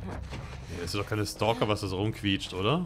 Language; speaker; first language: German; native; German